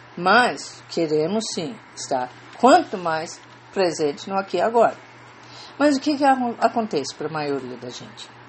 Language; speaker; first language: Portuguese; non-native, fluent; English